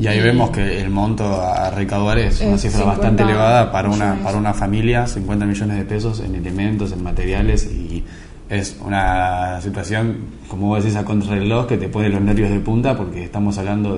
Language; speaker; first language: Spanish; native; Spanish